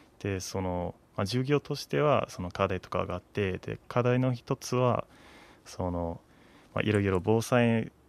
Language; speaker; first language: Japanese; non-native, fluent; English